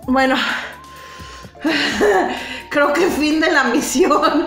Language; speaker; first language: Spanish; native; Spanish